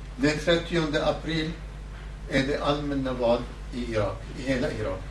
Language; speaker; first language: Swedish; non-native, fluent; Southern Kurdish